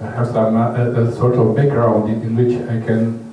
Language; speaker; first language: English; non-native, learner; Romanian